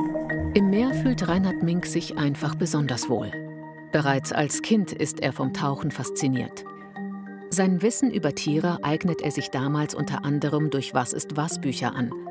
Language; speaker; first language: German; native; German